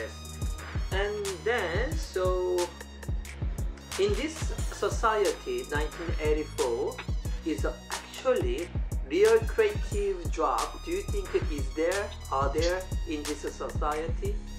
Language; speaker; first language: English; non-native, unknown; Korean